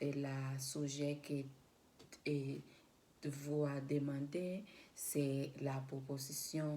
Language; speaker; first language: French; non-native, learner; Spanish